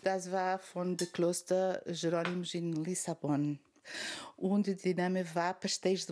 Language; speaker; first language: German; non-native, learner; Portuguese